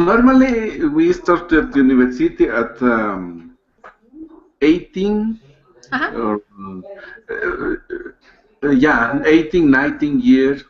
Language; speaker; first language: English; non-native, learner; Spanish